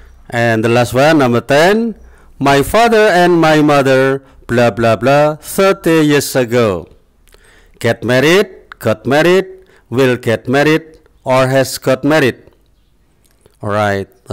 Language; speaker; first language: English; non-native, fluent; Indonesian